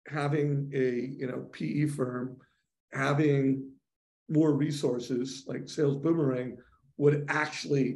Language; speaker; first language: English; native; English